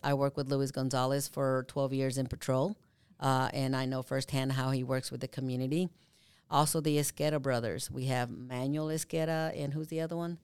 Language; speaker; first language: English; early bilingual, other home language; Spanish